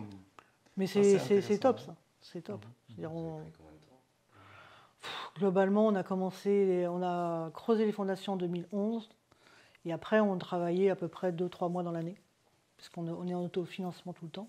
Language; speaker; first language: French; native; French